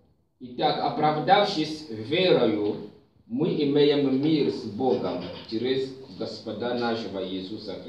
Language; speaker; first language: Russian; non-native, fluent; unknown